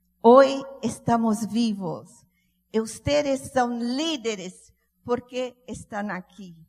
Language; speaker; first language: Spanish; non-native, learner; Portuguese